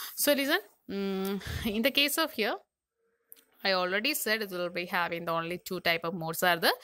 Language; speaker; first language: English; non-native, local second language; Malayalam